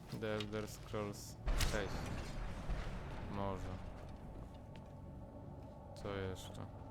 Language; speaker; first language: Polish; native; Polish